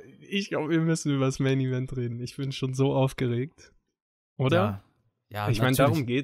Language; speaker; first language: German; native; German